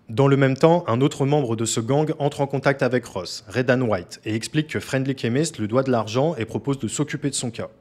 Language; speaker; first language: French; native; French